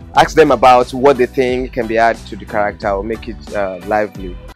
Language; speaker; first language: English; non-native, local second language; Yoruba